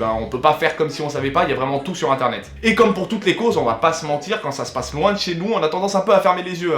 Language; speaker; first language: French; native; French